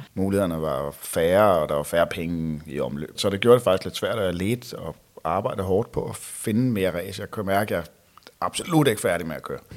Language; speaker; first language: Danish; native; Danish